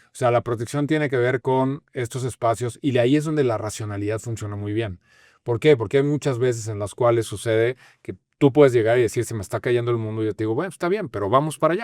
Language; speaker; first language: Spanish; native; Spanish